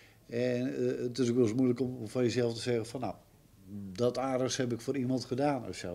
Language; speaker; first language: Dutch; native; Dutch